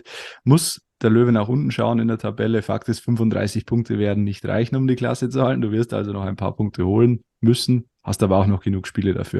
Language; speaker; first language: German; native; German